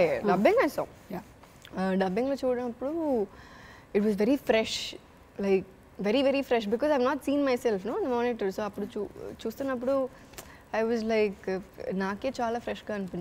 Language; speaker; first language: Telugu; non-native, fluent; Malayalam